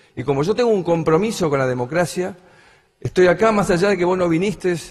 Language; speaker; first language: Spanish; native; Spanish